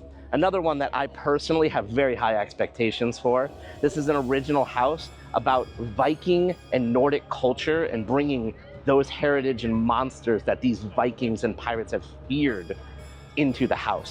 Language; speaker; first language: English; native; English